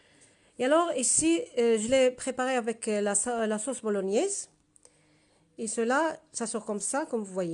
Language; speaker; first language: French; non-native, learner; Spanish